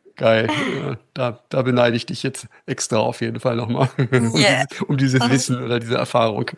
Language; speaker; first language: German; native; German